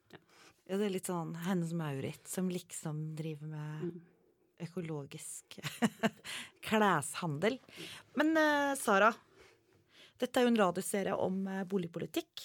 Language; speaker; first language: Norwegian; native; Norwegian